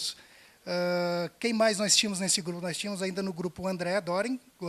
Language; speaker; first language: Portuguese; native; Portuguese